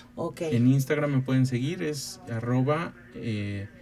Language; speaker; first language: Spanish; native; Spanish